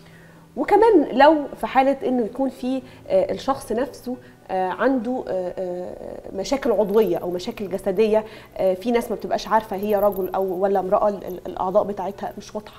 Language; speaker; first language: Arabic; native; Arabic